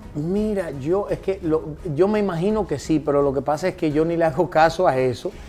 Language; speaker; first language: Spanish; early bilingual, heritage; Spanish